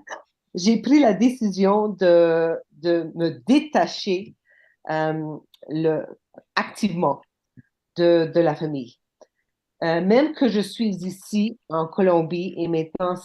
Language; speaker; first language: French; non-native, local second language; English